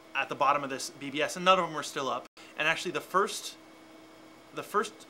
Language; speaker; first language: English; native; English